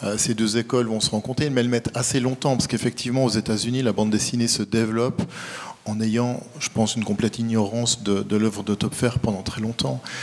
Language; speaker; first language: French; native; French